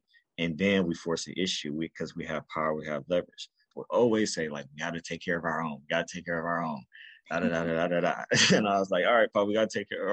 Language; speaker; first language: English; native; English